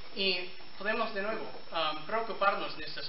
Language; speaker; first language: Spanish; non-native, fluent; English